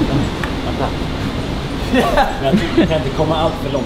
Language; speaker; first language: Swedish; native; Swedish